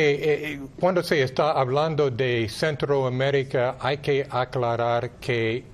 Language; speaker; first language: Spanish; non-native, fluent; English